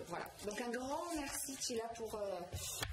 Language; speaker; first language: French; native; French